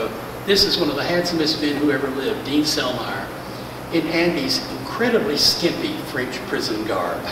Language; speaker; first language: English; native; English